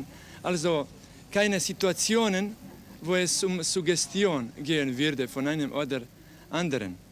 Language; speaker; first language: German; non-native, fluent; Croatian